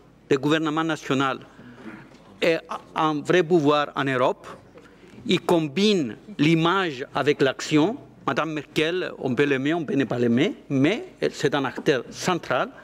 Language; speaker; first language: French; non-native, fluent; Greek